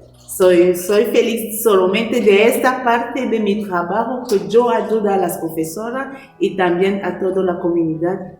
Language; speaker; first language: Spanish; non-native, learner; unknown